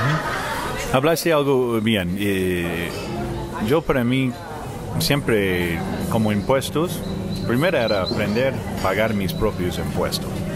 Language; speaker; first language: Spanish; non-native, fluent; English